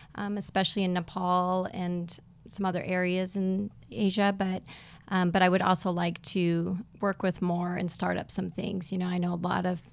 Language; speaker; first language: English; native; English